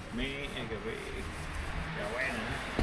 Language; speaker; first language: Spanish; native; Spanish